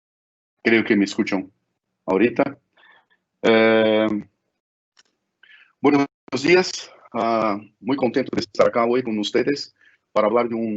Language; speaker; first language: Spanish; non-native, fluent; Portuguese